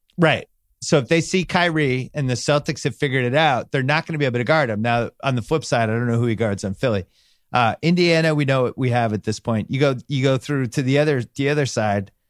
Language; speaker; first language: English; native; English